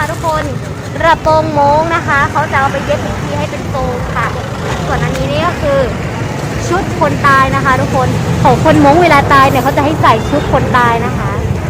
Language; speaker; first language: Thai; non-native, local second language; Hmong